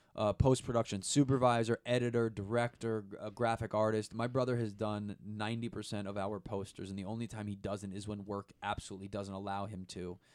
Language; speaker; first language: English; native; English